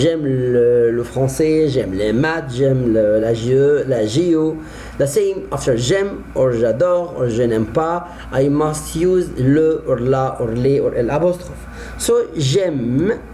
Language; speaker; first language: French; non-native, fluent; Arabic